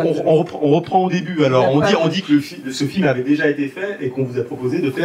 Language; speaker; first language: French; native; French